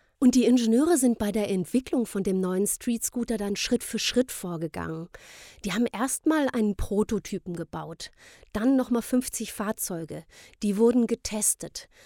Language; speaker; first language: German; native; German